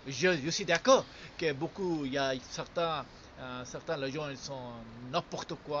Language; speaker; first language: French; non-native, fluent; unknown